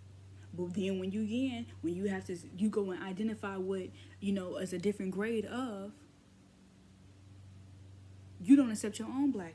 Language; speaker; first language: English; native; English